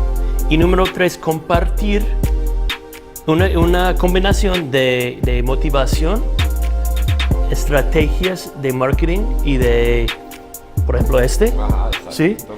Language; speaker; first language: Spanish; non-native, fluent; English